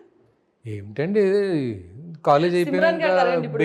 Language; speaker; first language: Telugu; native; Telugu